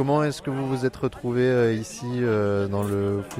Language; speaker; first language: French; native; French